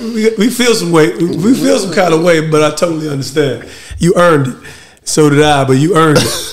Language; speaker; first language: English; native; English